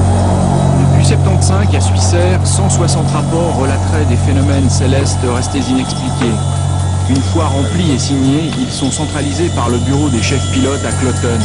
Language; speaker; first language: French; native; French